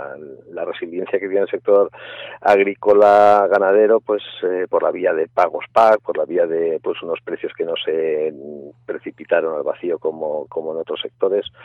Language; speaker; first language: Spanish; native; Spanish